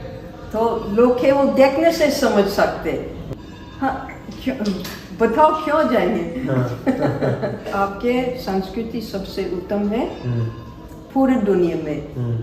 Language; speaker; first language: Hindi; non-native, fluent; English